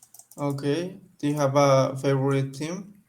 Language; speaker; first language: English; non-native, learner; Spanish